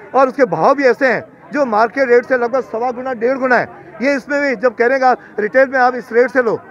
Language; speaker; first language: Hindi; native; Hindi